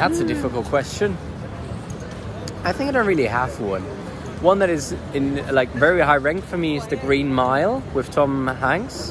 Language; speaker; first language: English; non-native, fluent; German